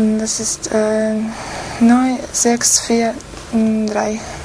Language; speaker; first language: German; non-native, learner; Croatian